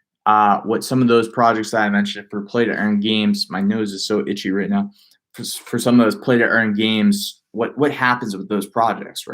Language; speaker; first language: English; native; English